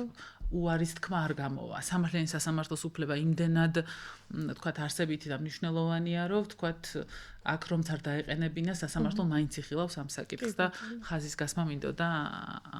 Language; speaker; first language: Georgian; native; Georgian